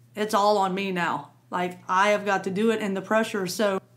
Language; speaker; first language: English; native; English